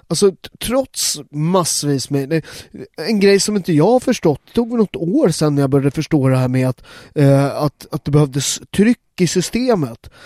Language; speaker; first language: Swedish; native; Swedish